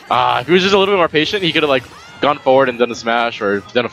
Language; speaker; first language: English; native; English